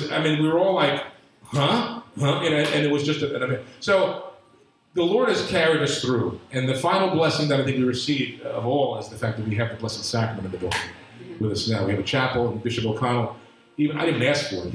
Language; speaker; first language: English; native; English